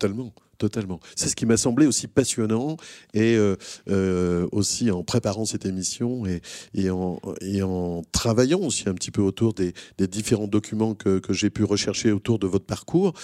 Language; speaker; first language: French; native; French